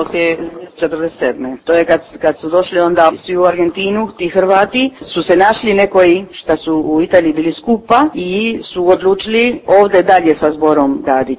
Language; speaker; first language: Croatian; early bilingual, heritage; Croatian